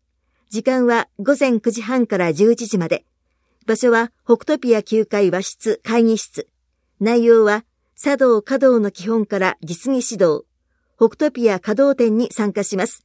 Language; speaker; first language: Japanese; native; Japanese